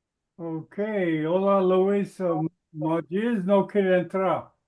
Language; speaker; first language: Spanish; non-native, learner; English